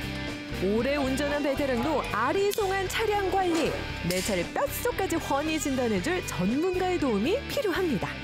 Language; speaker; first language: Korean; native; Korean